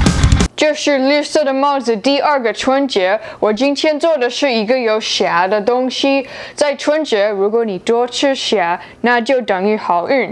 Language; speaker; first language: Chinese; non-native, learner; English